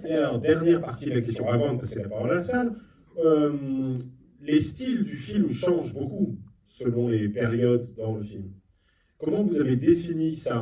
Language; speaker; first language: French; native; French